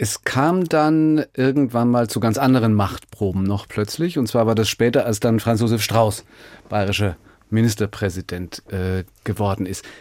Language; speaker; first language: German; native; German